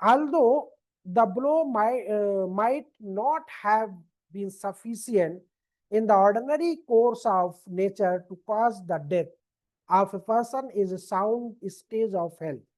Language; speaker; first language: English; non-native, local second language; Hindi